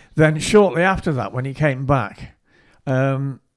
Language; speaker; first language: English; native; English